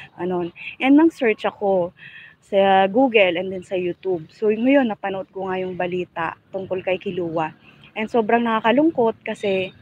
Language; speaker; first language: Filipino; non-native, local second language; Bikol